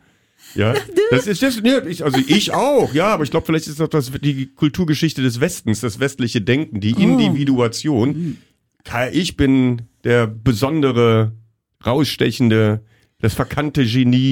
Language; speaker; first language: German; native; German